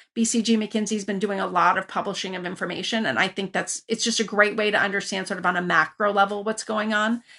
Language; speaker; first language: English; early bilingual, other home language; Persian